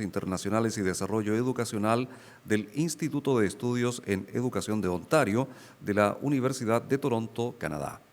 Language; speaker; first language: Spanish; native; Spanish